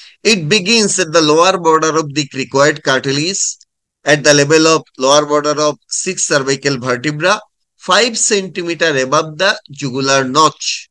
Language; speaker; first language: English; non-native, local second language; Bangla